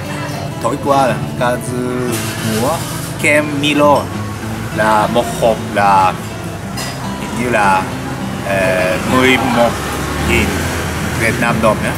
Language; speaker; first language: Vietnamese; non-native, learner; Japanese